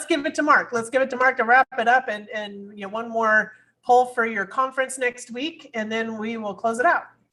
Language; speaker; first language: English; native; English